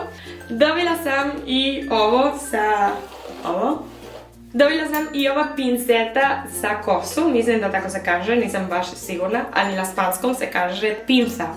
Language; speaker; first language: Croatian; early bilingual, heritage; Spanish